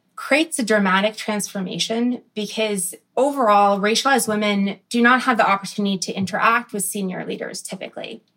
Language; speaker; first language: English; early bilingual, other home language; Arabic